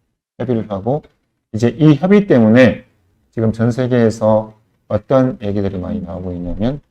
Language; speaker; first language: Korean; native; Korean